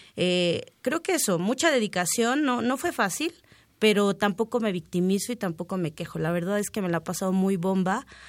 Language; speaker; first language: Spanish; native; Spanish